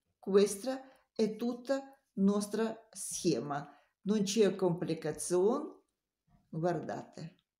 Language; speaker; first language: Italian; non-native, learner; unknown